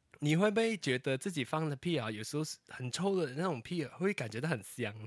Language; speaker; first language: Chinese; native; Chinese